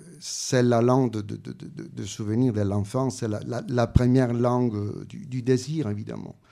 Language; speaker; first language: French; non-native, fluent; Italian